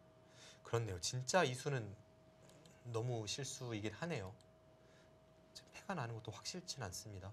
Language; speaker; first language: Korean; native; Korean